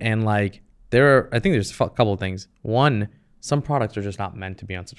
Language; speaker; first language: English; native; English